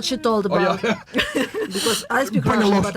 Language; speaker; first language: English; non-native, learner; Russian